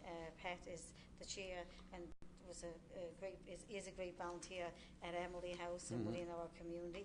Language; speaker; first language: English; native; English